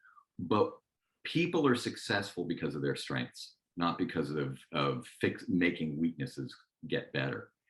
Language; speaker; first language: English; native; English